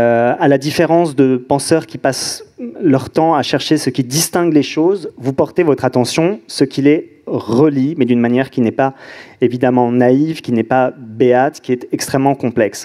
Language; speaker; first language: French; native; French